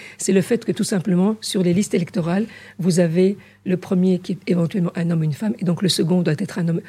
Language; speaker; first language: French; early bilingual, other home language; Arabic